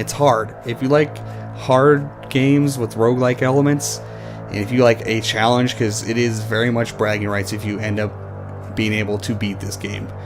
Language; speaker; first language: English; native; English